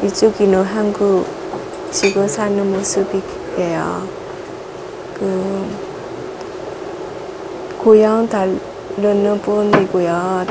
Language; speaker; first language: Korean; non-native, learner; Burmese